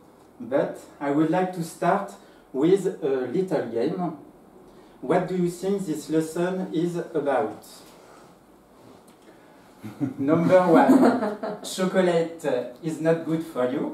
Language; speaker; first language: English; non-native, fluent; French